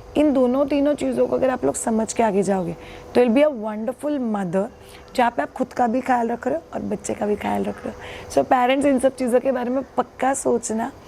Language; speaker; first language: Hindi; non-native, local second language; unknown